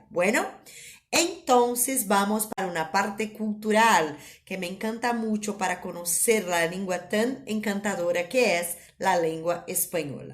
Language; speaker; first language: Spanish; non-native, fluent; Portuguese